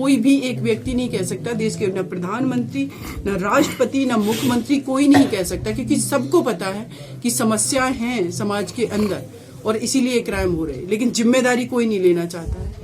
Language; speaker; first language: Hindi; native; Hindi